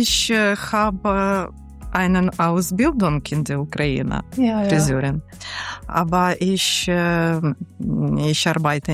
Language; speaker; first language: German; non-native, learner; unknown